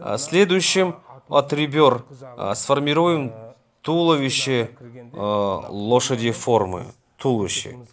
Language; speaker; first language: Russian; non-native, local second language; Kazakh